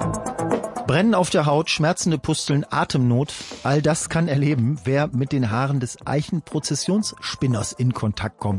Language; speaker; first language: German; native; German